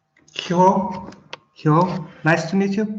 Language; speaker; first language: English; non-native, learner; Bulgarian